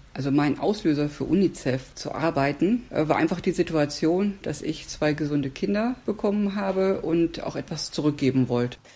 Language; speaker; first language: German; native; German